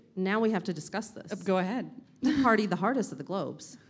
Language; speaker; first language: English; non-native, fluent; Hebrew